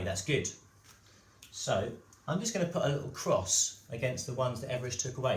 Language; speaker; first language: English; native; English